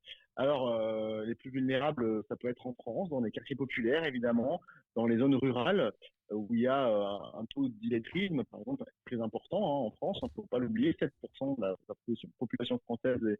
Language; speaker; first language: French; native; French